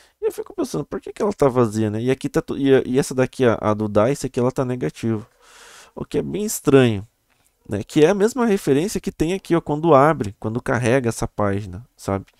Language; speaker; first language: Portuguese; native; Portuguese